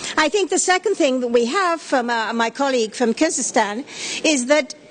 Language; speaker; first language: English; native; English